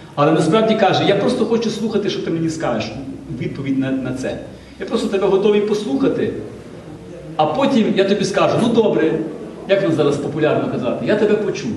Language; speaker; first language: Ukrainian; non-native, local second language; Russian